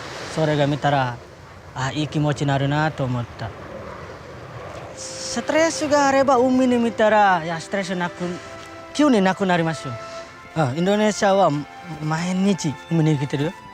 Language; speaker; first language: Japanese; non-native, learner; Indonesian